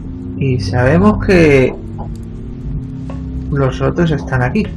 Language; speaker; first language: Spanish; native; Spanish